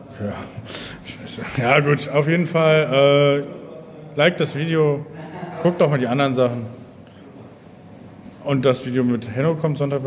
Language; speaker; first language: German; native; German